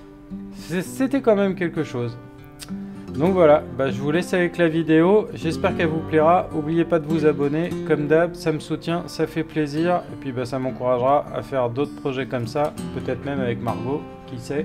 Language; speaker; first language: French; native; French